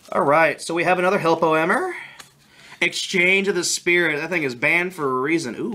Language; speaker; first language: English; native; English